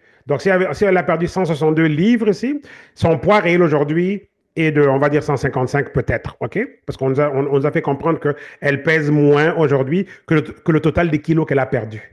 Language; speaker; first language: French; native; French